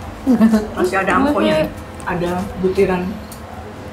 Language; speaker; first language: Indonesian; native; Indonesian